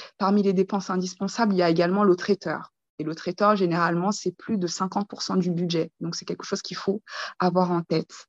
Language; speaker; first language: French; early bilingual, other home language; Kinyarwanda